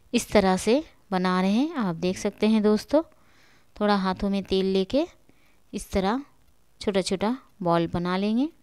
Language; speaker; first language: Hindi; native; Hindi